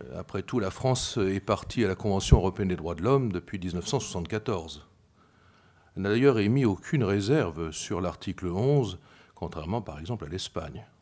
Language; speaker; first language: French; native; French